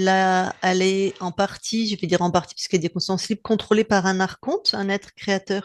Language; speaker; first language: French; native; French